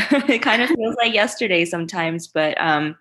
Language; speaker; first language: English; early bilingual, other home language; Chinese